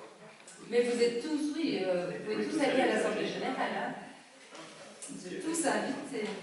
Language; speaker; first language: French; native; French